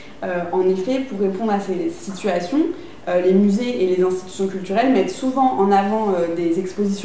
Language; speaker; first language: French; native; French